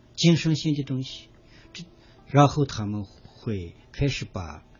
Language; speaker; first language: Chinese; native; Chinese